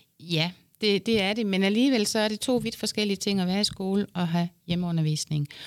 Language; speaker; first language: Danish; native; Danish